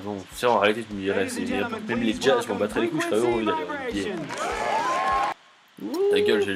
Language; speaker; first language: French; native; French